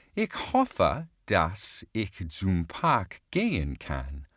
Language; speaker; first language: German; non-native, fluent; English